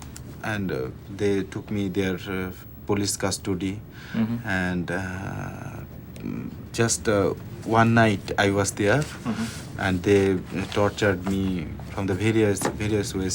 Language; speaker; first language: English; non-native, learner; Bangla